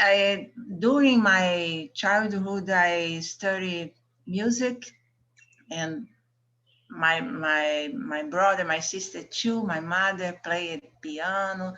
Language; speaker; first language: English; non-native, learner; Portuguese